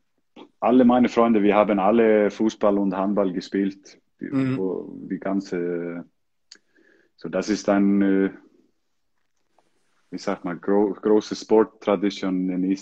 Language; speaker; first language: German; non-native, learner; Icelandic